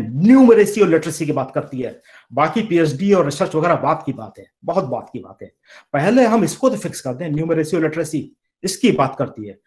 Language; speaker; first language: Hindi; native; Hindi